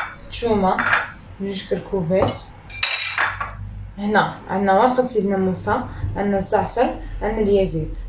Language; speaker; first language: Arabic; native; Arabic